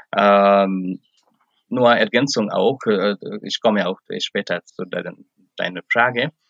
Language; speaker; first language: German; non-native, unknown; Bangla